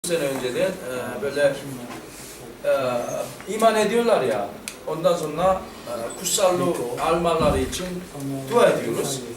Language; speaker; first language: Turkish; non-native, fluent; Korean